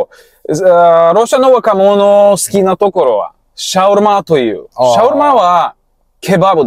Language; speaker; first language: Japanese; non-native, learner; Russian